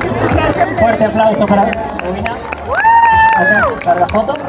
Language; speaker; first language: Spanish; native; Spanish